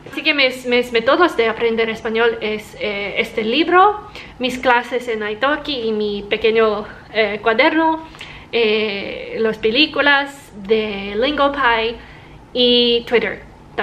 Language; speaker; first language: Spanish; non-native, learner; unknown